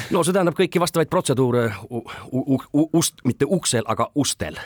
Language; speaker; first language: Estonian; native; Estonian